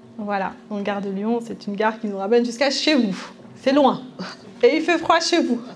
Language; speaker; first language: French; early bilingual, other home language; Spanish